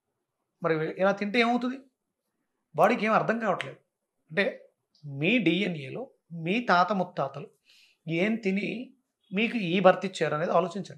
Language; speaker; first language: Telugu; native; Telugu